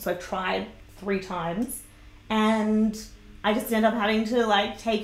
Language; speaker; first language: English; native; English